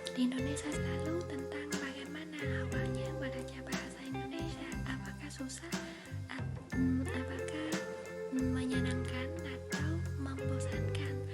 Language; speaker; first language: Indonesian; non-native, learner; Vietnamese